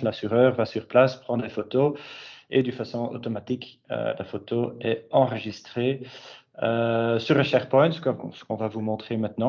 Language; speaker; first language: French; native; French